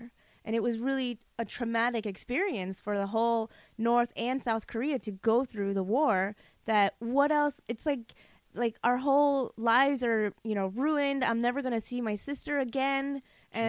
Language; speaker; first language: English; early bilingual, other home language; Korean